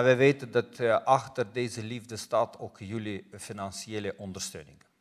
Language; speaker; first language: Dutch; non-native, fluent; Russian